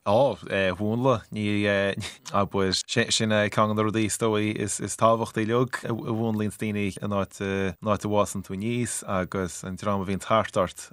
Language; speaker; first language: Irish; native; Irish